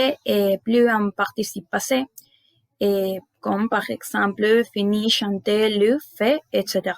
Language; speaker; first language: French; non-native, learner; Spanish